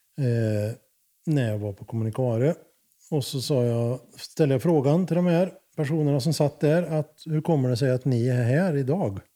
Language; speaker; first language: Swedish; native; Swedish